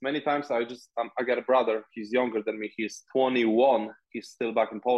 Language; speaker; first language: English; non-native, fluent; Polish